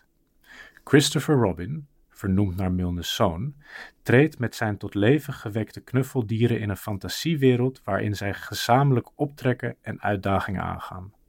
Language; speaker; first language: Dutch; native; Dutch